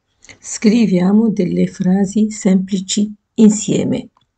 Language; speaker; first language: Italian; non-native, fluent; Arabic